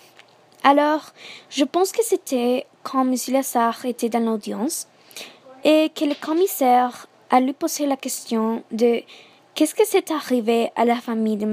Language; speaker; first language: French; non-native, learner; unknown